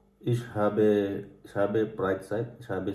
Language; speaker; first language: German; non-native, learner; Filipino